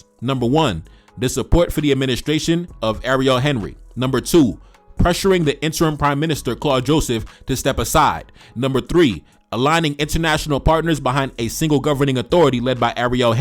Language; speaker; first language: English; native; English